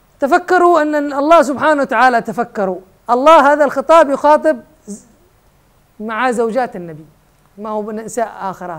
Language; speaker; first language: Arabic; non-native, fluent; Indonesian